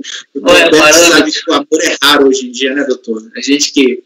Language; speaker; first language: Portuguese; native; Portuguese